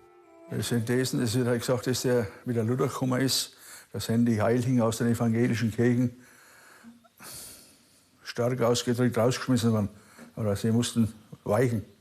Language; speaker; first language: German; native; German